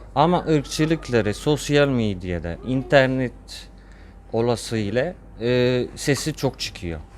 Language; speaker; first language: Turkish; non-native, fluent; Arabic